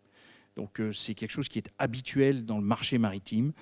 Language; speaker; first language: French; native; French